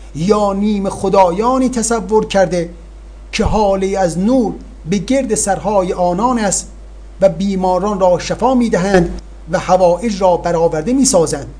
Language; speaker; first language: Persian; native; Persian